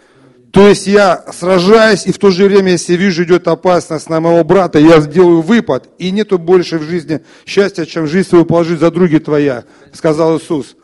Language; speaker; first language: Russian; native; Russian